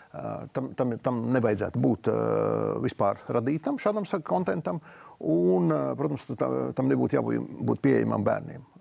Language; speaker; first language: Latvian; non-native, local second language; Russian